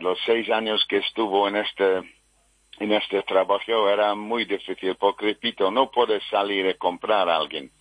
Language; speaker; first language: Spanish; non-native, fluent; English